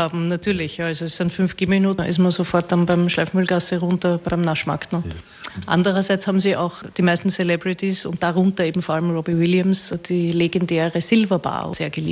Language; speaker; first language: German; native; German